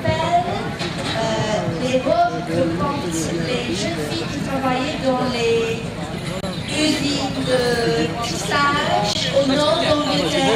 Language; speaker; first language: French; non-native, fluent; English